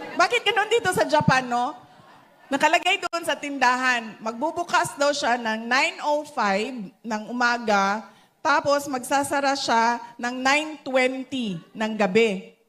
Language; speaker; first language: Filipino; non-native, local second language; Cebuano